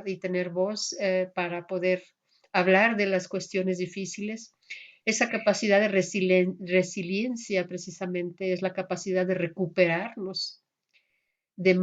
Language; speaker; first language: Spanish; native; Spanish